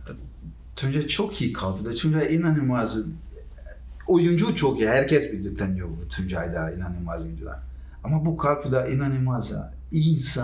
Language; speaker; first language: Turkish; non-native, learner; Portuguese